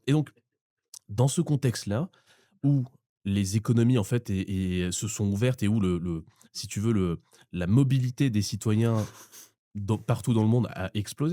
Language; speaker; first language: French; native; French